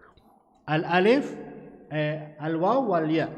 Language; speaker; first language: Arabic; non-native, fluent; Indonesian